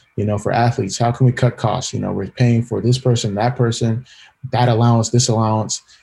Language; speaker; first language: English; native; English